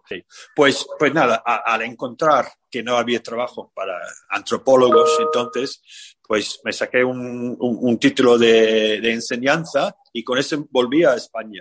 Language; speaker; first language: Spanish; non-native, fluent; English